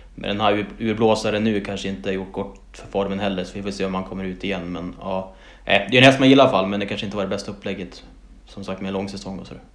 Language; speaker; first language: Swedish; native; Swedish